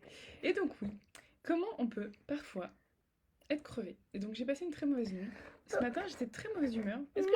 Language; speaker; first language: French; native; French